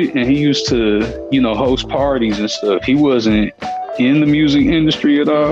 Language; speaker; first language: English; native; English